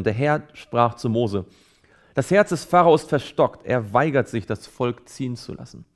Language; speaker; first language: German; native; German